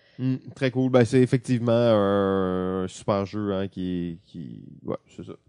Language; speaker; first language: French; native; French